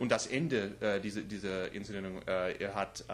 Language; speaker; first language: German; non-native, learner; English